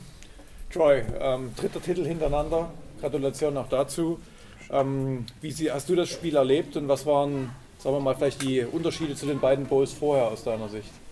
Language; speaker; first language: German; native; German